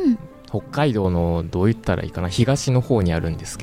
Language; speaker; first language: Japanese; native; Japanese